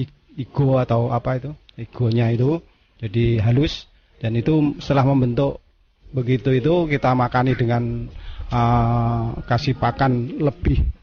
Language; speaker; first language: Indonesian; non-native, local second language; Javanese